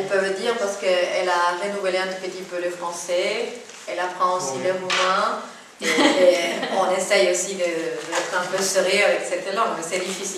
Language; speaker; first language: French; non-native, fluent; Spanish